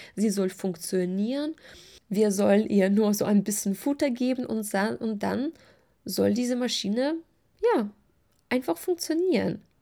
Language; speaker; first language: German; non-native, fluent; Russian